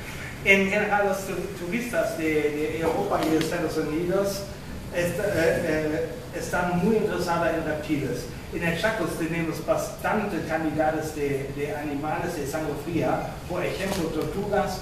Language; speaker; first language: Spanish; non-native, fluent; German